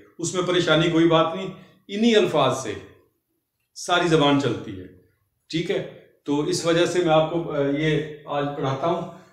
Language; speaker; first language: Urdu; native; Urdu